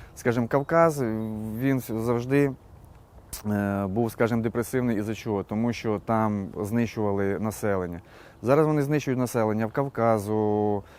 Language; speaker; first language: Ukrainian; native; Ukrainian